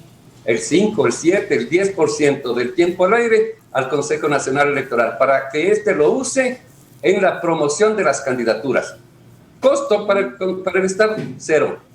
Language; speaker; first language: Spanish; native; Spanish